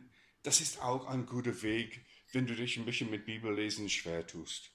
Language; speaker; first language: German; non-native, fluent; English